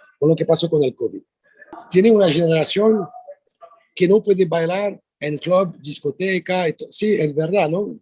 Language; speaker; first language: Spanish; non-native, learner; French